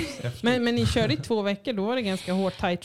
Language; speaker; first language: Swedish; native; Swedish